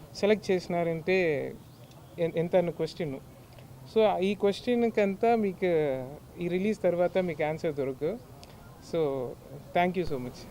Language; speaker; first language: Telugu; non-native, learner; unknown